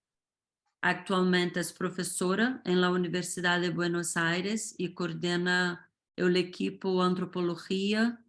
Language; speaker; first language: Spanish; non-native, fluent; Portuguese